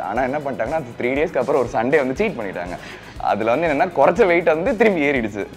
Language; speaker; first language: Tamil; native; Tamil